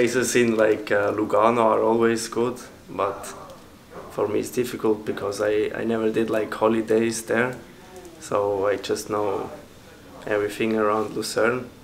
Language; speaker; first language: English; non-native, fluent; German